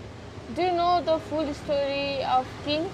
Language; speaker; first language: English; non-native, learner; Nepali